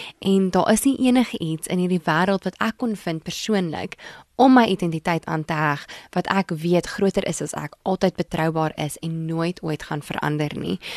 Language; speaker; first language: Afrikaans; native; Afrikaans